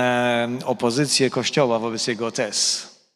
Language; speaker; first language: Polish; native; Polish